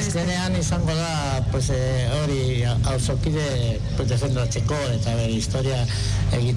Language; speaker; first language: Basque; non-native, local second language; Spanish